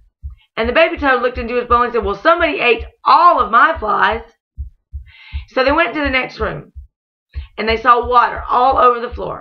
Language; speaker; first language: English; native; English